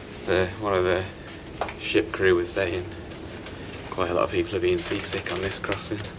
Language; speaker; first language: English; native; English